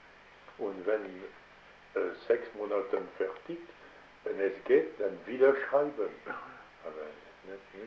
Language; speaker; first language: German; non-native, learner; French